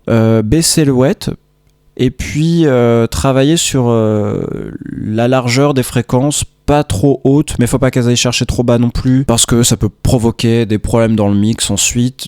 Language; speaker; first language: French; native; French